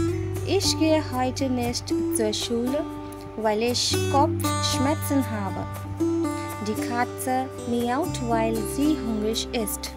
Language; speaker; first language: German; non-native, fluent; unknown